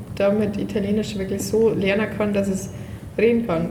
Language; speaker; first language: German; native; German